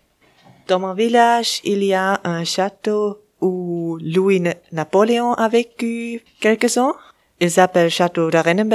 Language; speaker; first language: French; non-native, local second language; German